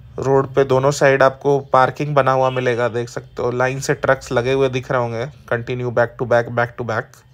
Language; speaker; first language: Hindi; native; Hindi